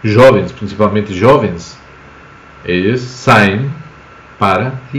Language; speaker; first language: Portuguese; non-native, fluent; Spanish